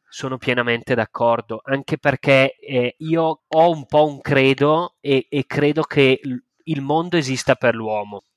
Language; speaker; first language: Italian; native; Italian